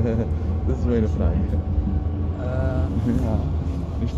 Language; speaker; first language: German; non-native, learner; Spanish